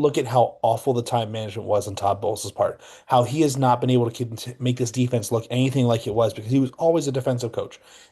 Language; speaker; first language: English; native; English